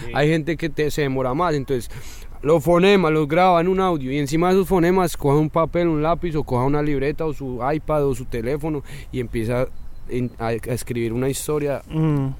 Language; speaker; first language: Spanish; native; Spanish